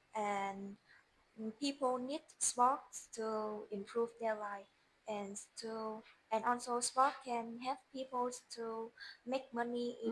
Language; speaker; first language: English; non-native, learner; Vietnamese